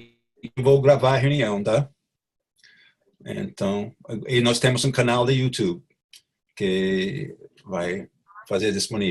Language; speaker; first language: Portuguese; non-native, fluent; English